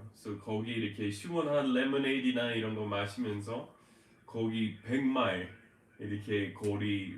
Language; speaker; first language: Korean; non-native, fluent; English